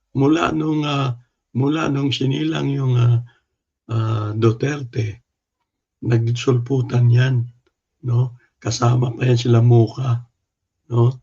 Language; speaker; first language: Filipino; non-native, local second language; Cebuano